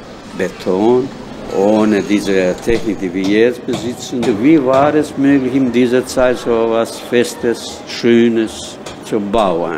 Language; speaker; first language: German; non-native, fluent; Bosnian